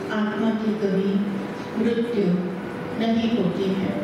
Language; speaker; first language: Hindi; non-native, local second language; Marathi